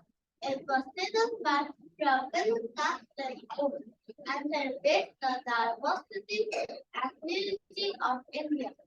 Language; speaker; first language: English; non-native, learner; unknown